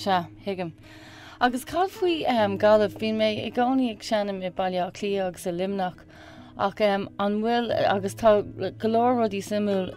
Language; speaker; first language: Irish; non-native, learner; English